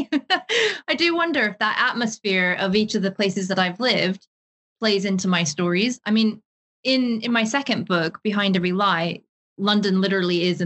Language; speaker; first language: English; native; English